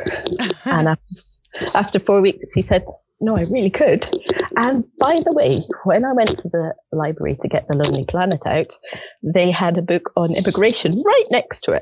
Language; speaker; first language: English; native; English